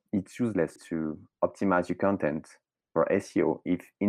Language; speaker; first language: English; non-native, fluent; French